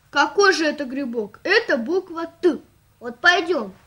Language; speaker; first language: Russian; native; Russian